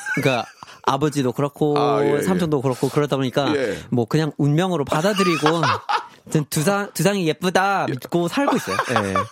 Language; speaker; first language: Korean; non-native, fluent; English